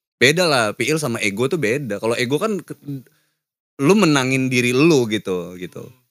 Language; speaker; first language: Indonesian; native; Indonesian